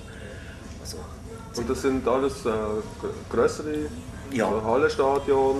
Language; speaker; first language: German; native; German